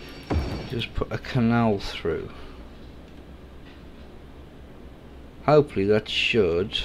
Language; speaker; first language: English; native; English